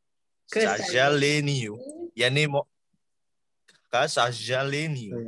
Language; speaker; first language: Russian; non-native, learner; Indonesian